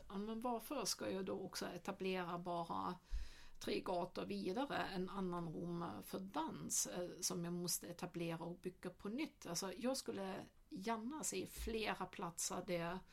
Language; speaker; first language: Swedish; non-native, fluent; German